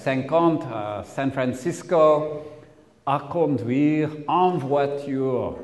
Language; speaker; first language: French; non-native, learner; English